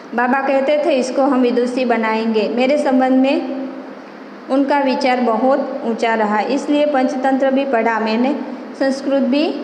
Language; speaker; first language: Hindi; non-native, local second language; Gujarati